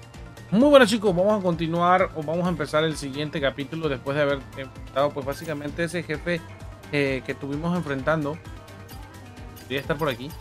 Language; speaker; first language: Spanish; native; Spanish